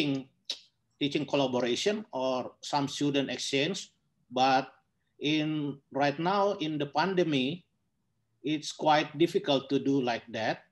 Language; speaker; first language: English; non-native, learner; Indonesian